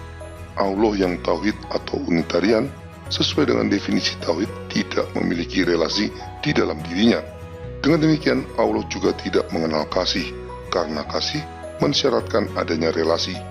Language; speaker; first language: Indonesian; native; Indonesian